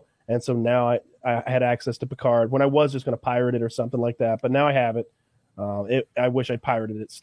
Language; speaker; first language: English; native; English